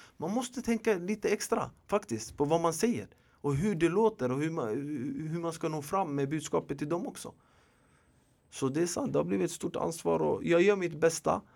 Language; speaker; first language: Swedish; early bilingual, other home language; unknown